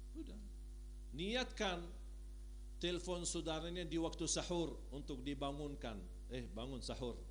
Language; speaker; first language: Indonesian; non-native, fluent; Arabic